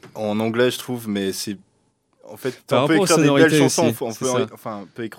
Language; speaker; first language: French; native; French